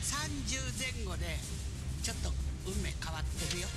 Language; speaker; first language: Japanese; native; Japanese